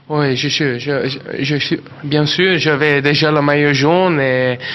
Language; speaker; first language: French; non-native, learner; English